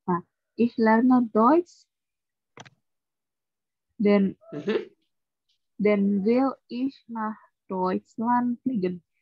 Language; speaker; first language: German; non-native, learner; Indonesian